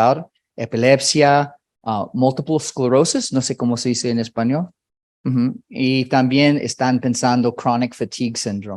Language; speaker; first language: Spanish; non-native, fluent; English